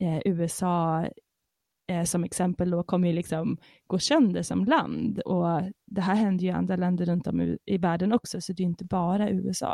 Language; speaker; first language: Swedish; native; Swedish